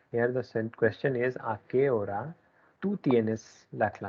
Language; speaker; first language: Spanish; non-native, learner; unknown